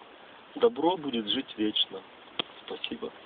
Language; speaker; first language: Russian; native; Russian